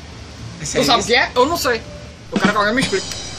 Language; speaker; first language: Portuguese; native; Portuguese